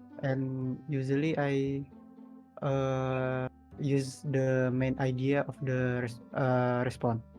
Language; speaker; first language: English; non-native, learner; Indonesian